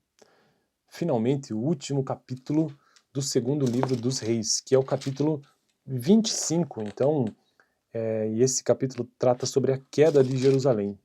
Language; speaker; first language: Portuguese; native; Portuguese